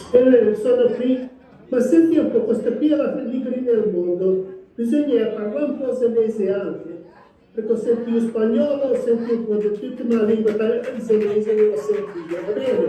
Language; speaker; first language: Italian; early bilingual, heritage; Spanish